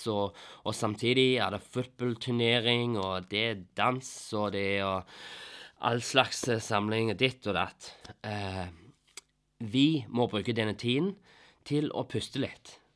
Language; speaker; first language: Norwegian; non-native, fluent; English